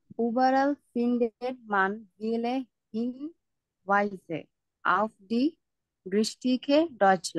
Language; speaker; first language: German; non-native, learner; Bangla